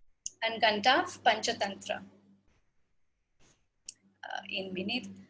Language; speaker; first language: Welsh; non-native, fluent; Hindi